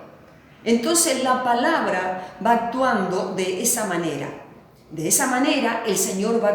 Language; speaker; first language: Spanish; native; Spanish